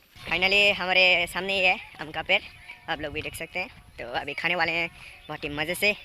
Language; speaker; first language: Hindi; non-native, local second language; Kok Borok